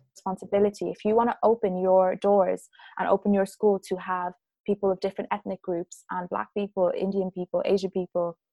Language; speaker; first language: English; native; English